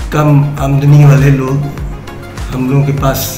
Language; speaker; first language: Hindi; native; Hindi